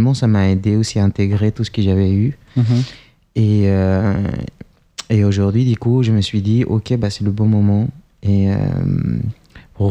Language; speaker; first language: French; non-native, fluent; Spanish